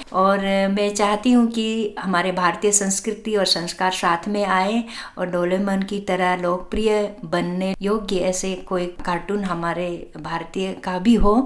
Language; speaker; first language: Hindi; non-native, local second language; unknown